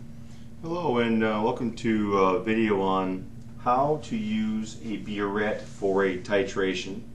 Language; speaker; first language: English; native; English